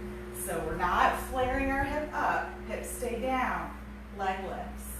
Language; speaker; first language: English; native; English